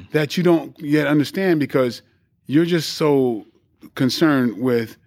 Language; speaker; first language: English; native; English